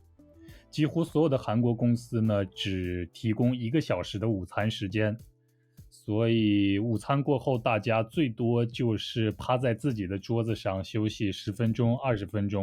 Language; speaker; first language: Chinese; native; Chinese